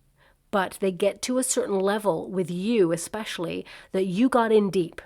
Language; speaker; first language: English; native; English